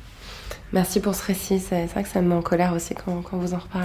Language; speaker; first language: French; native; French